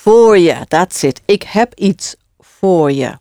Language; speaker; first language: Dutch; non-native, fluent; English